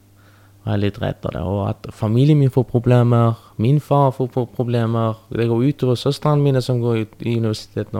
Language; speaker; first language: Norwegian; early bilingual, other home language; Persian